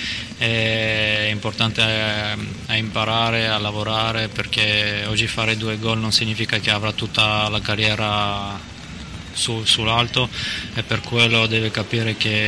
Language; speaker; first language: Italian; non-native, fluent; Armenian